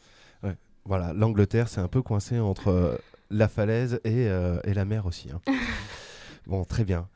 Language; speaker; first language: French; native; French